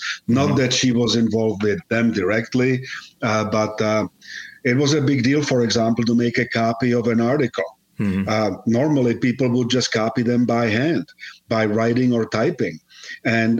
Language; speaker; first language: English; non-native, fluent; Czech